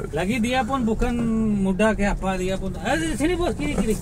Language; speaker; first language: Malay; non-native, learner; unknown